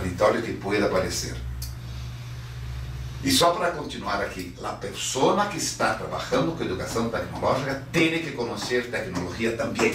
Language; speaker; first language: Spanish; non-native, fluent; Portuguese